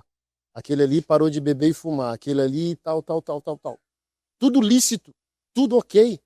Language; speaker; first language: Portuguese; native; Portuguese